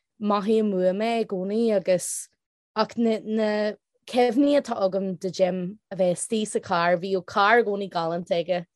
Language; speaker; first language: Irish; non-native, local second language; English